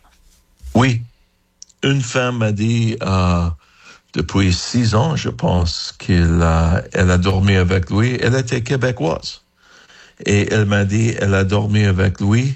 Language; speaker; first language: French; non-native, learner; English